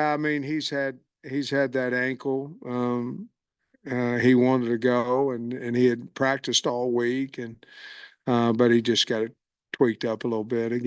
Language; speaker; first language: English; native; English